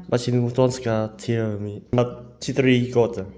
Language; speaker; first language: Russian; non-native, learner; Vietnamese